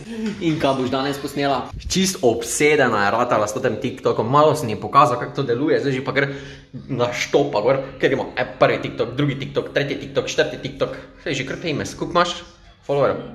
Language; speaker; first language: Slovenian; native; Slovenian